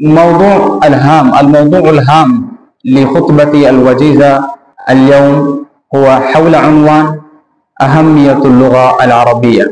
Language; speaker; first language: Arabic; non-native, fluent; Urdu